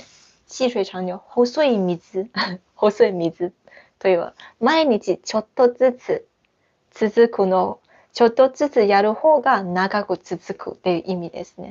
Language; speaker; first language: Japanese; non-native, fluent; Chinese